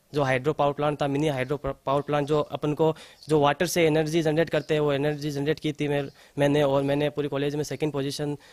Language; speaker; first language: Hindi; native; Hindi